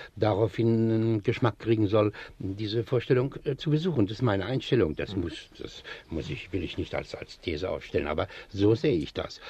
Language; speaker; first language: German; native; German